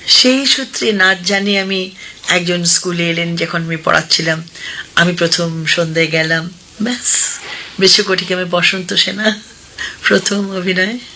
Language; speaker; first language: Bangla; non-native, local second language; Hindi